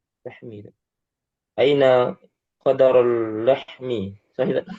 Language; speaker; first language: Arabic; non-native, learner; Indonesian